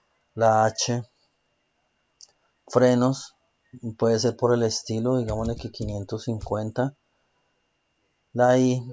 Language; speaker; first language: Spanish; native; Spanish